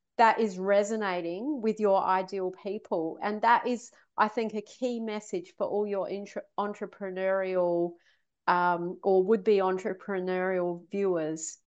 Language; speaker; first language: English; native; English